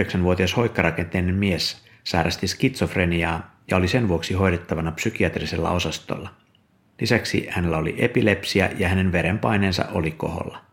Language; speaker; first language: Finnish; native; Finnish